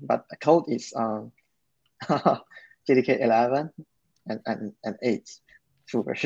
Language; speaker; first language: English; non-native, learner; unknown